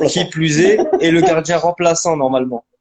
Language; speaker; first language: French; native; French